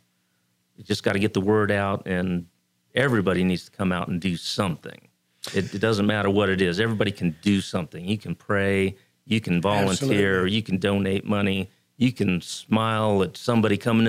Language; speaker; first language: English; native; English